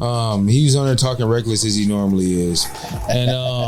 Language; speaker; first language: English; native; English